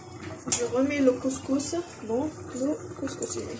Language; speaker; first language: French; non-native, local second language; Arabic